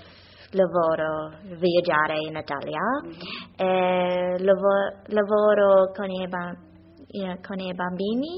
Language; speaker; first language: Italian; non-native, learner; English